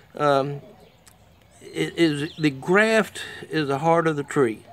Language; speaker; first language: English; native; English